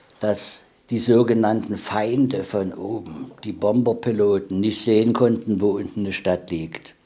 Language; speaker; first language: German; native; German